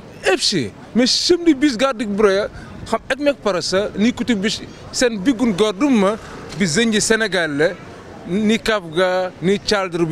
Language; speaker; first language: Turkish; non-native, learner; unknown